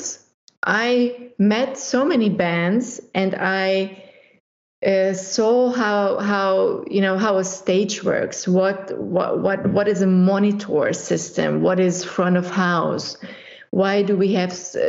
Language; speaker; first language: English; non-native, fluent; German